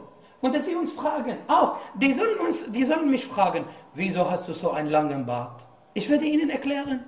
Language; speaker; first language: German; non-native, fluent; Arabic